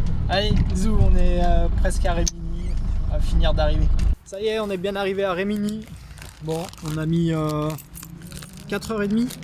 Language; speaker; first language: French; native; French